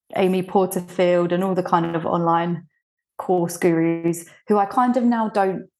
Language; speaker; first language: English; early bilingual, other home language; Bulgarian